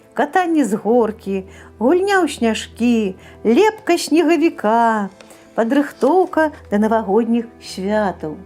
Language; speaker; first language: Belarusian; native; Belarusian